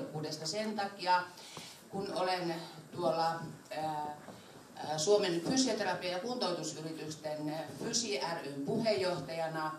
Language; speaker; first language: Finnish; native; Finnish